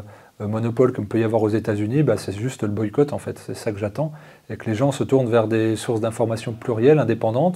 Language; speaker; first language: French; native; French